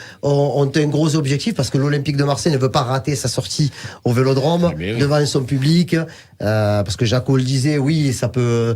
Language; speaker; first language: French; native; French